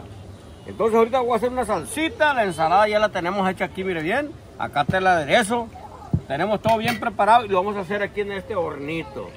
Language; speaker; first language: Spanish; native; Spanish